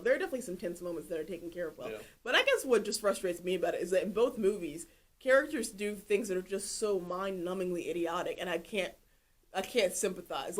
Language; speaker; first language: English; native; English